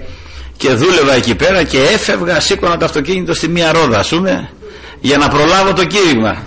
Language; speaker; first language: Greek; native; Greek